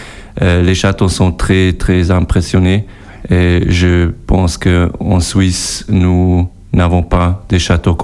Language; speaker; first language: French; non-native, learner; German